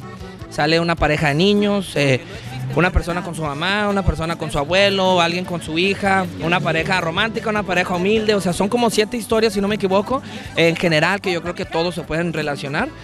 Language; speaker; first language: Spanish; native; Spanish